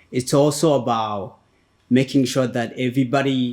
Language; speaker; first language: English; non-native, fluent; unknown